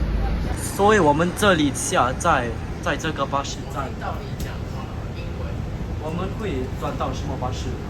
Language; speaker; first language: Chinese; non-native, local second language; English